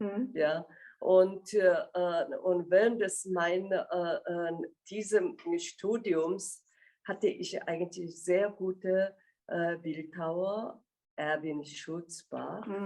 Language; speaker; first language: German; non-native, fluent; Korean